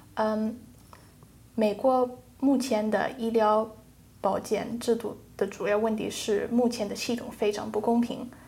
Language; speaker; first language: Chinese; early bilingual, heritage; Chinese